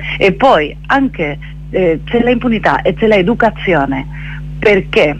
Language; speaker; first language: Italian; non-native, fluent; Spanish